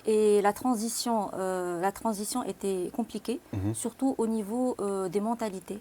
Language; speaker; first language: French; non-native, local second language; Arabic